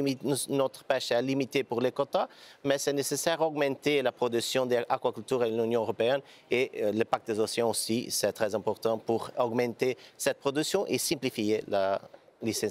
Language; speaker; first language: French; non-native, fluent; Portuguese